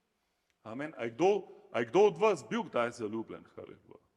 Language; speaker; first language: Slovenian; native; Slovenian